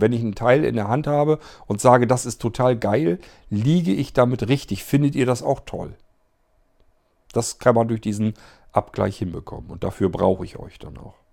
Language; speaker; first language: German; native; German